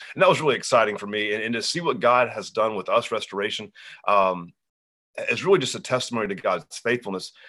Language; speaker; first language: English; native; English